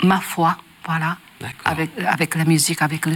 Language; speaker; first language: French; non-native, learner; Japanese